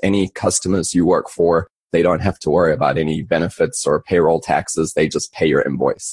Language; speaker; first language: English; native; English